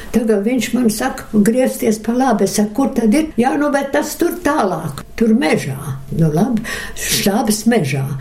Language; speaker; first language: Latvian; early bilingual, other home language; Russian